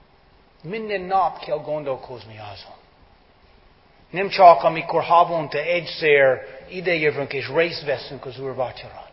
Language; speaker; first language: Hungarian; non-native, fluent; English